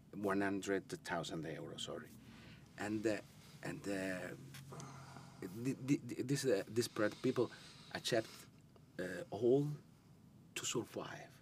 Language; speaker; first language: English; non-native, learner; Italian